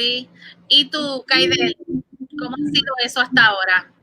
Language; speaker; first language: Spanish; early bilingual, heritage; Spanish